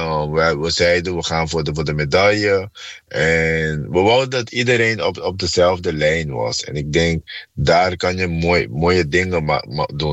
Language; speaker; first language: Dutch; non-native, fluent; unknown